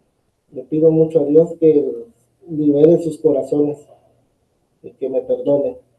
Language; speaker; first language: Spanish; native; Spanish